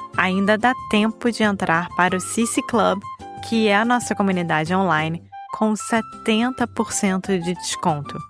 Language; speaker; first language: Portuguese; native; Portuguese